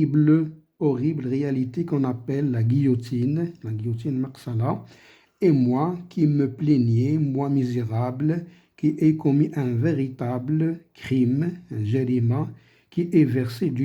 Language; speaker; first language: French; non-native, local second language; Arabic